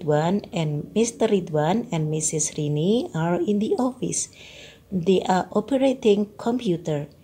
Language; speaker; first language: English; non-native, fluent; Indonesian